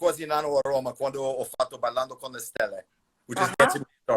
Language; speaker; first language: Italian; non-native, learner; English